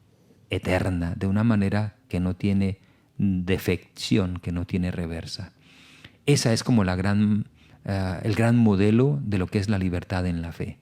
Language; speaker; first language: Spanish; native; Spanish